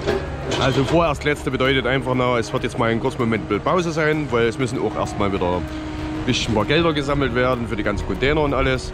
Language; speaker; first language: German; native; German